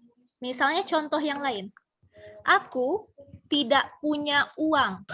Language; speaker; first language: Indonesian; non-native, fluent; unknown